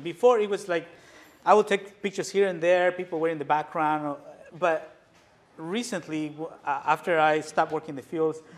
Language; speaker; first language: English; non-native, fluent; Spanish